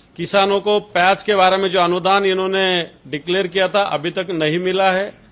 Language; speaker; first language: Hindi; non-native, local second language; Marathi